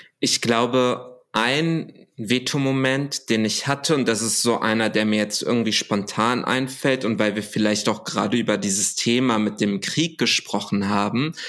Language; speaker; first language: German; early bilingual, other home language; Arabic